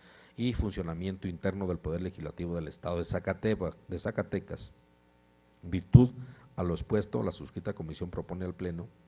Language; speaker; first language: Spanish; native; Spanish